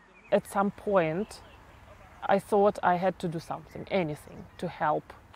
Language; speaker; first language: English; non-native, fluent; Ukrainian